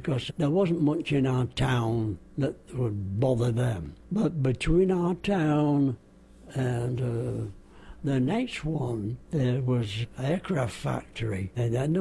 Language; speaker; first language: English; native; English